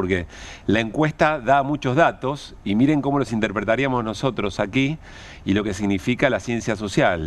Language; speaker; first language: Spanish; native; Spanish